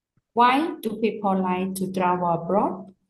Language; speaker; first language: English; non-native, learner; Khmer